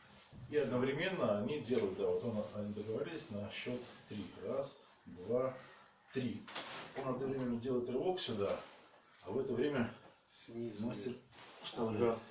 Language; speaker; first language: Russian; native; Russian